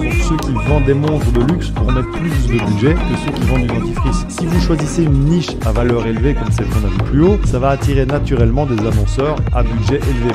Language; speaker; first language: French; native; French